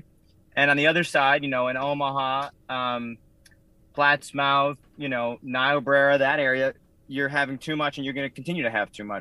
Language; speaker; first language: English; native; English